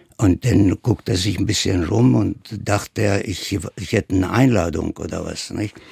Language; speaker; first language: German; non-native, fluent; Italian